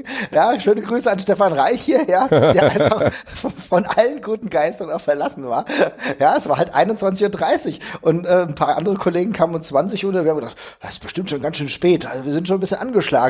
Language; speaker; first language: German; native; German